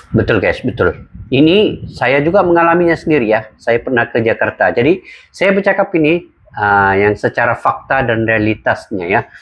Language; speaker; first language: Malay; native; Malay